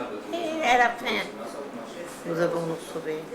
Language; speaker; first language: French; non-native, learner; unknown